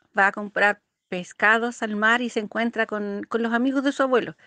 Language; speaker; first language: Spanish; native; Spanish